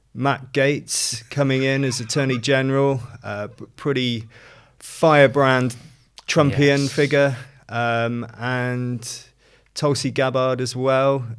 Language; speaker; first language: English; native; English